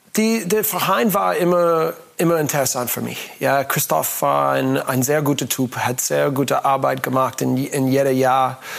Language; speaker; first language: German; non-native, learner; English